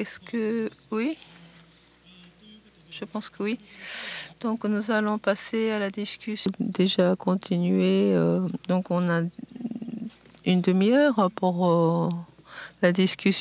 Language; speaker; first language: French; non-native, fluent; Japanese